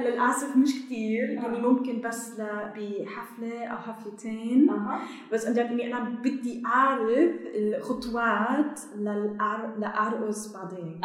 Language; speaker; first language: Arabic; non-native, learner; German